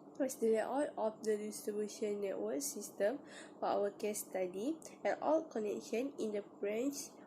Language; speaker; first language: English; non-native, local second language; Malay